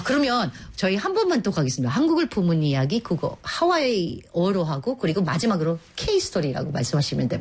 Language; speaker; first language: Korean; native; Korean